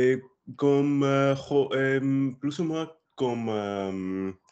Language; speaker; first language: French; non-native, learner; English